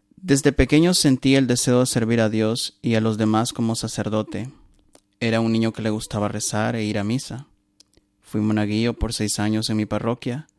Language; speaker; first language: Spanish; native; Spanish